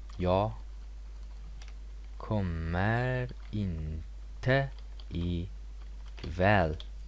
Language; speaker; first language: Swedish; non-native, fluent; Mongolian